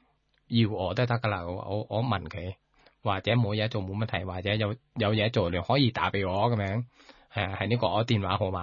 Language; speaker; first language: Cantonese; non-native, learner; Thai